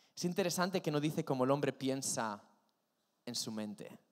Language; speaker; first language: Spanish; native; Spanish